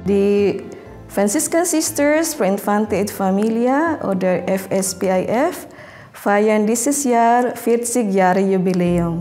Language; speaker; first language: German; non-native, fluent; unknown